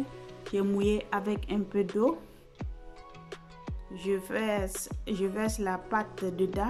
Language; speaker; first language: French; non-native, fluent; Italian